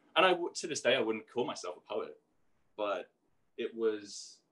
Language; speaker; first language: English; native; English